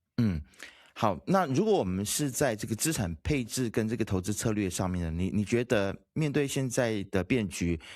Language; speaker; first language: Chinese; native; Chinese